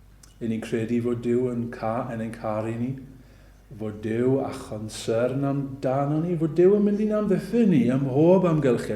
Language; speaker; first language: Welsh; native; Welsh